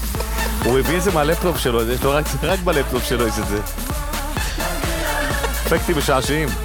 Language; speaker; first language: Hebrew; native; Hebrew